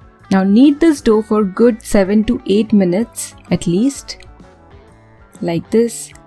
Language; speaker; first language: English; non-native, local second language; Hindi